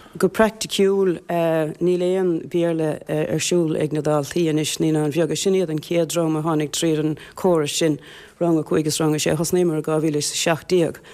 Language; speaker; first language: Irish; native; Irish